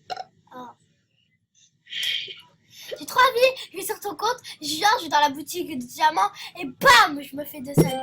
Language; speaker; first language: French; native; French